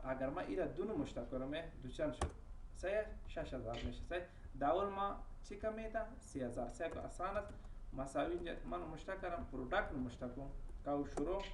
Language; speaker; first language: Persian; non-native, local second language; Pashto